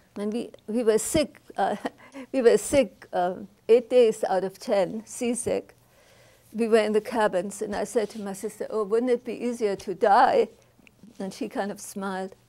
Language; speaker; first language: English; non-native, fluent; German